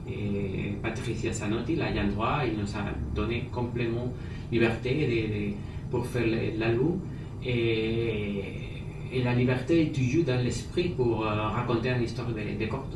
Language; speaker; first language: French; non-native, fluent; Spanish